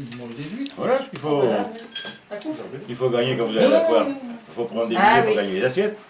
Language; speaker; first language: French; native; French